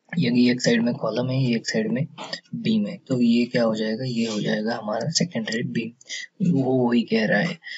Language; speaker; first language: Hindi; native; Hindi